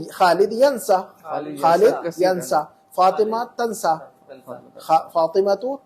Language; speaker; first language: Arabic; non-native, fluent; Urdu